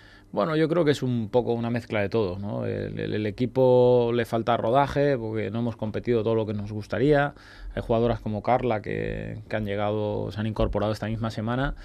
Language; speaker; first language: Spanish; native; Spanish